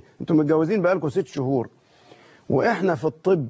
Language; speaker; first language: Arabic; native; Arabic